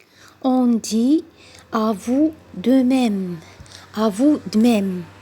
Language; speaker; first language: French; non-native, local second language; Arabic